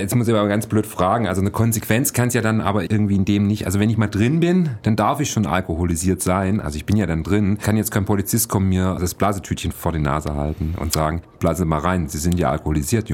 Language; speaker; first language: German; native; German